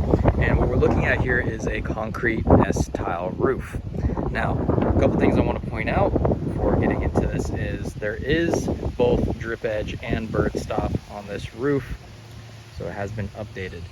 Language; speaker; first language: English; native; English